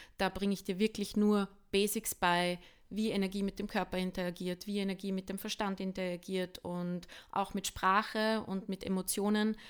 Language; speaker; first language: German; early bilingual, other home language; Bosnian